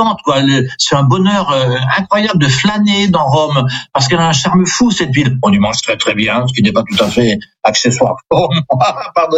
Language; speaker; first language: French; non-native, local second language; Swiss German